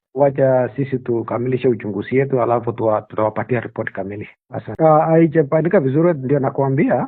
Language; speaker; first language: Swahili; non-native, local second language; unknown